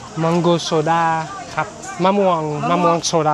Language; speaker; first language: Thai; non-native, learner; French